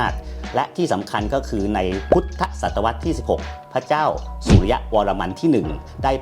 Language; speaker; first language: Thai; native; Thai